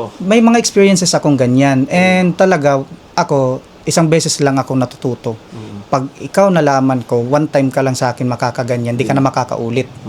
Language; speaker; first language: Filipino; non-native, local second language; Waray